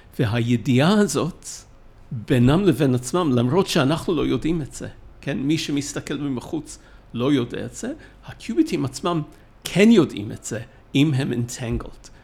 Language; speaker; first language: Hebrew; non-native, fluent; English